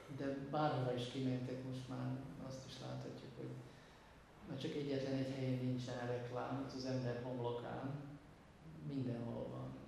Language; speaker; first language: Hungarian; native; Hungarian